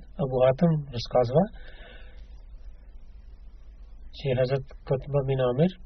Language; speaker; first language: Bulgarian; non-native, learner; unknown